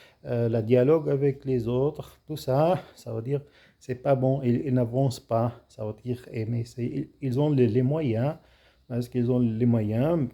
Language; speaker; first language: French; non-native, fluent; Arabic